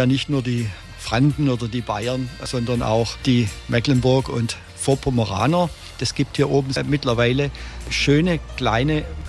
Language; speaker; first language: German; native; German